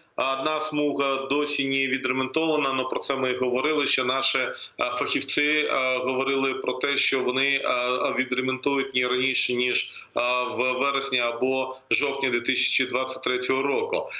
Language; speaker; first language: Ukrainian; non-native, local second language; Crimean Tatar